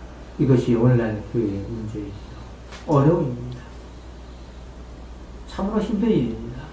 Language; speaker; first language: Korean; native; Korean